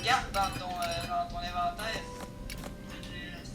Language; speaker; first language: French; native; French